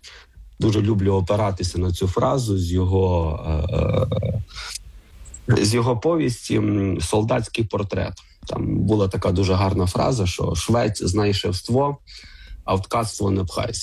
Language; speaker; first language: Ukrainian; native; Ukrainian